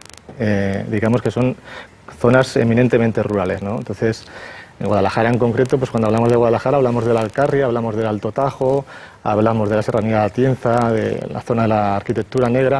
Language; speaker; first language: Spanish; native; Spanish